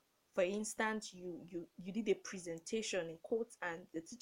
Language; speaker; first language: English; non-native, local second language; Yoruba